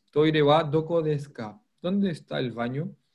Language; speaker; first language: Spanish; native; Spanish